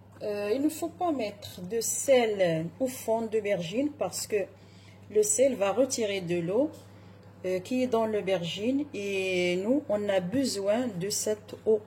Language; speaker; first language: French; non-native, local second language; Arabic